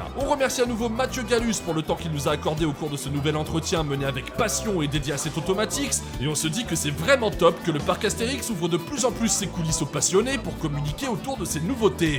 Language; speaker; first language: French; native; French